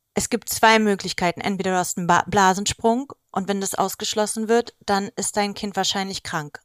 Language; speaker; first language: German; early bilingual, other home language; Greek